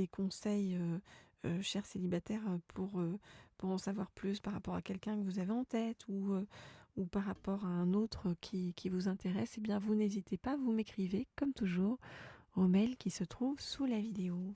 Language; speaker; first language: French; native; French